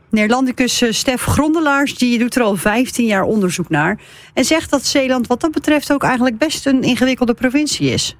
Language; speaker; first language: Dutch; native; Dutch